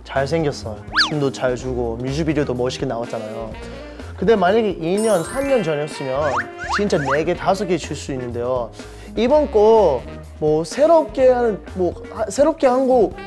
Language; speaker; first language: Korean; non-native, learner; English